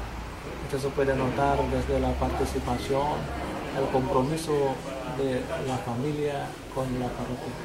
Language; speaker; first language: Spanish; non-native, learner; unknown